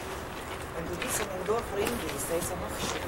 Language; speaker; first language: German; non-native, fluent; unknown